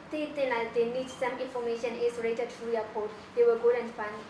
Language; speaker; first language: English; non-native, learner; Burmese